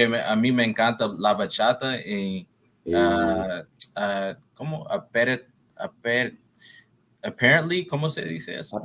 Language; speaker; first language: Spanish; non-native, learner; English